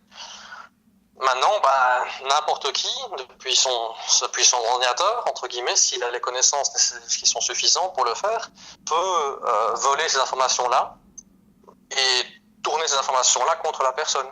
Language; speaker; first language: French; native; French